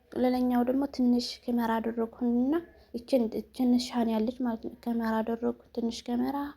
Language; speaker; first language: Amharic; non-native, local second language; Tigrinya